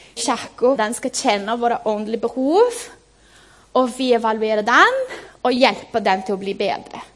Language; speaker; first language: Norwegian; non-native, fluent; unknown